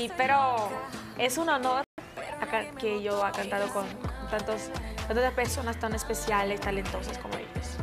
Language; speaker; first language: Spanish; non-native, fluent; Portuguese